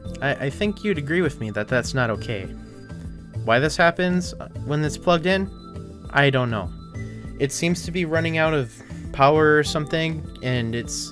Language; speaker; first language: English; native; English